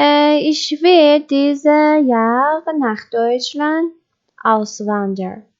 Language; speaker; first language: German; non-native, learner; Persian